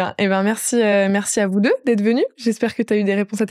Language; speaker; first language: French; native; French